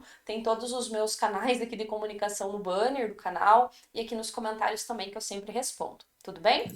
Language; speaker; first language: Portuguese; native; Portuguese